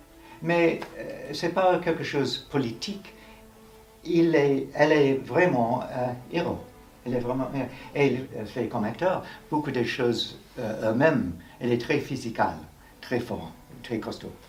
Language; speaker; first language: French; non-native, fluent; English